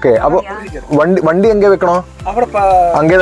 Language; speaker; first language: Tamil; non-native, learner; Malayalam